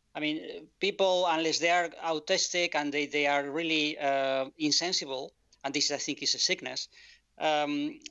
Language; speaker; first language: English; non-native, fluent; Spanish